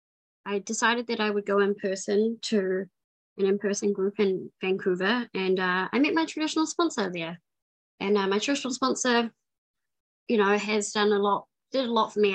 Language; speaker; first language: English; native; English